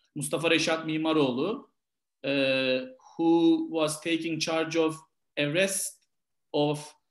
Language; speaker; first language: English; non-native, fluent; Turkish